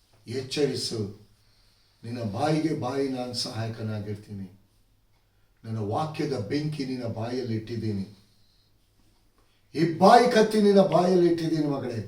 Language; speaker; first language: Kannada; native; Kannada